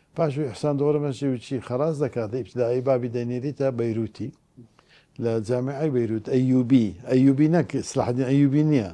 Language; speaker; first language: Central Kurdish; non-native, local second language; Turkish